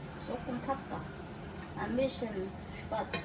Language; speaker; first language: German; non-native, learner; Korean